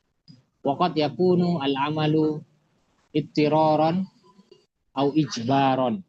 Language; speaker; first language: Arabic; non-native, fluent; Indonesian